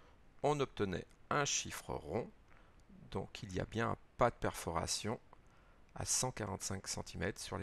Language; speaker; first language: French; native; French